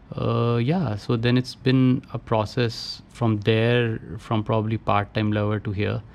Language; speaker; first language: English; non-native, local second language; Hindi